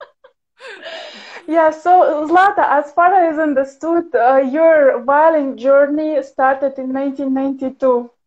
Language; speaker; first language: English; non-native, fluent; Ukrainian